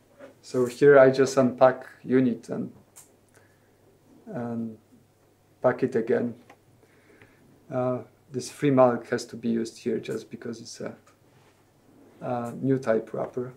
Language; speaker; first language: English; non-native, fluent; Polish